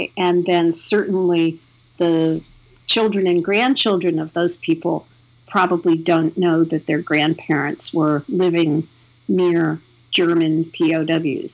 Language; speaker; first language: English; native; English